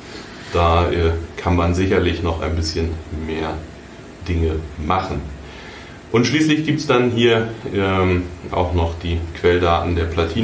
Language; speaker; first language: German; native; German